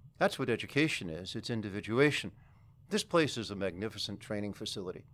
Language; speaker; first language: English; native; English